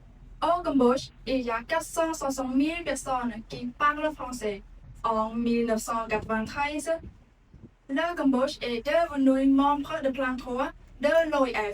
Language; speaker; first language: French; non-native, learner; Khmer